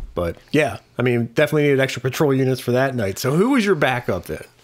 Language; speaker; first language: English; native; English